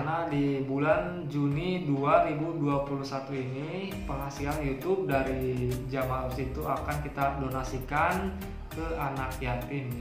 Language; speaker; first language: Indonesian; native; Indonesian